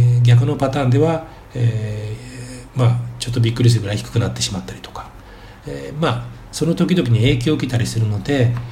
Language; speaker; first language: Japanese; native; Japanese